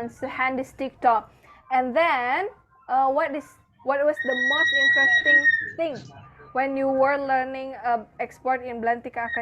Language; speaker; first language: English; non-native, fluent; Indonesian